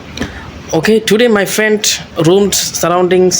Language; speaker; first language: English; non-native, learner; Bangla